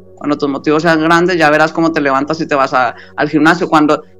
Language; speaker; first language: Spanish; native; Spanish